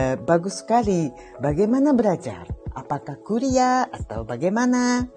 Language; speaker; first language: Indonesian; non-native, fluent; Japanese